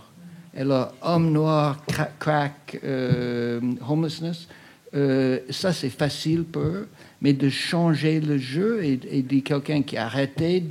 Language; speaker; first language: French; non-native, fluent; English